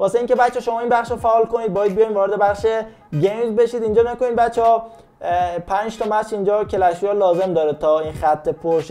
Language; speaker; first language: Persian; native; Persian